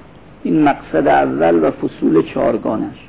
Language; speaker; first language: Persian; native; Persian